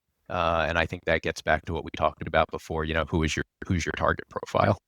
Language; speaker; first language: English; native; English